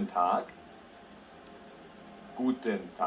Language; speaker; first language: German; non-native, fluent; Arabic